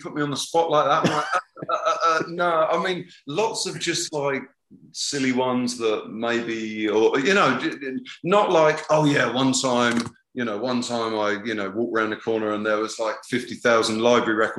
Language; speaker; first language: English; native; English